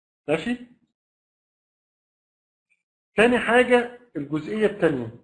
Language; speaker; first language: Arabic; native; Arabic